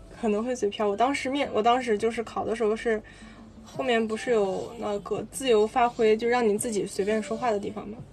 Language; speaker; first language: Chinese; native; Chinese